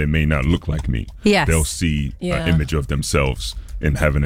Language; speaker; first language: English; native; English